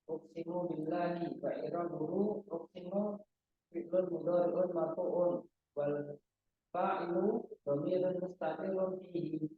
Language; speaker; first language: Arabic; non-native, learner; Indonesian